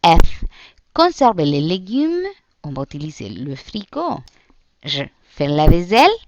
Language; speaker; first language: French; non-native, fluent; Spanish